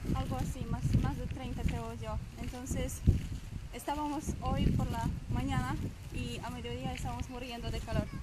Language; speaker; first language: Spanish; non-native, fluent; Polish